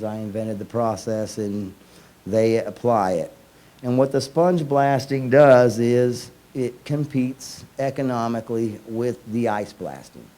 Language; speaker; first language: English; native; English